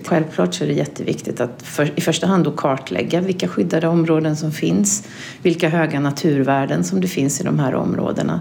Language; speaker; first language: Swedish; native; Swedish